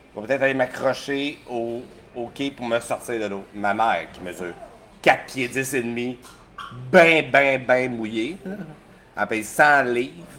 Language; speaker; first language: French; native; French